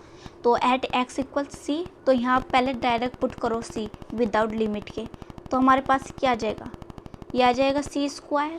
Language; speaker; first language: Hindi; native; Hindi